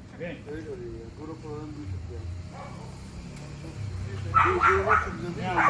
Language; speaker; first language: Turkish; non-native, learner; Portuguese